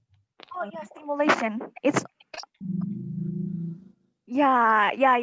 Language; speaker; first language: English; non-native, learner; Indonesian